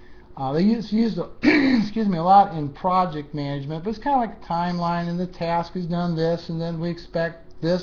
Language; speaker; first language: English; native; English